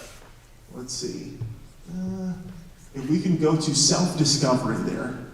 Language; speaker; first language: English; native; English